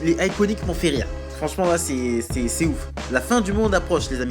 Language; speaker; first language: French; native; French